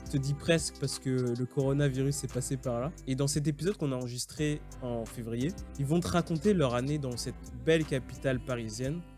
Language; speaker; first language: French; native; French